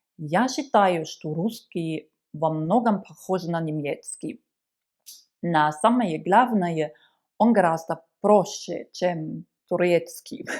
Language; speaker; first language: Russian; non-native, learner; German